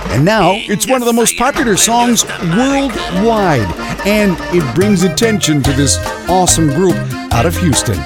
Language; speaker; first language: English; early bilingual, other home language; Spanish